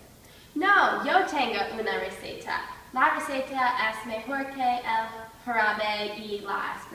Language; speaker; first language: Spanish; non-native, learner; English